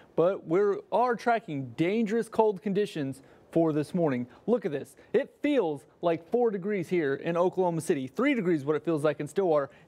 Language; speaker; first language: English; native; English